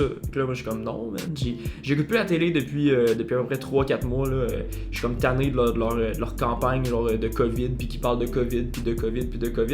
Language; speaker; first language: French; native; French